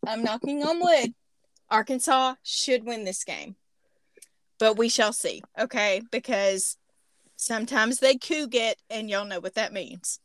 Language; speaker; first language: English; native; English